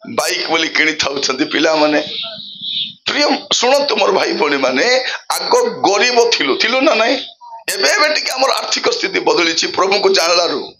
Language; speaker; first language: Odia; non-native, local second language; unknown